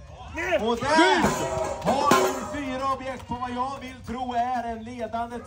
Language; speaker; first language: Swedish; native; Swedish